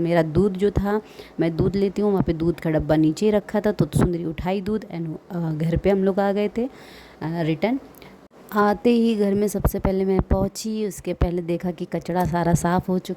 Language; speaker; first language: Hindi; native; Hindi